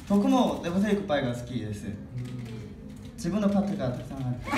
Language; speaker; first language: Japanese; non-native, learner; Korean